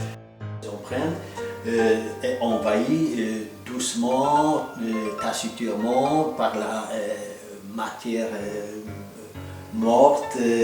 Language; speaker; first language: French; non-native, fluent; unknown